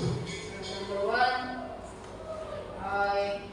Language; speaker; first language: English; non-native, learner; Indonesian